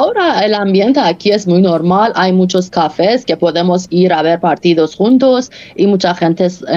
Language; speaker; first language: Spanish; non-native, fluent; Persian